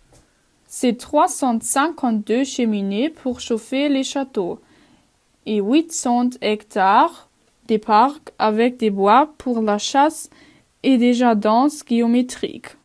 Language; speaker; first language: French; non-native, learner; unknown